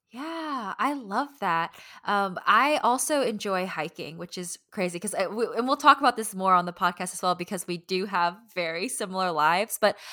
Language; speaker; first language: English; early bilingual, other home language; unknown